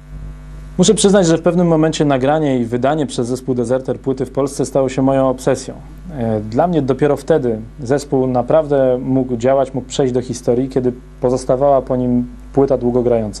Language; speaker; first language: Polish; native; Polish